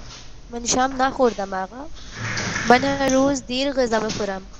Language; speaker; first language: Persian; non-native, learner; Urdu